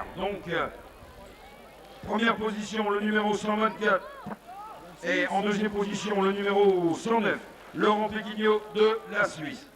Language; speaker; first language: French; native; French